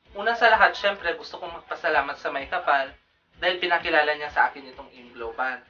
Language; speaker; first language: Filipino; non-native, local second language; Iloko